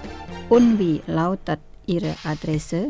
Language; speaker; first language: German; non-native, fluent; Indonesian